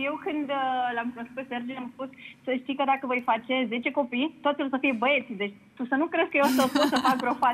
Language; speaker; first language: Romanian; native; Romanian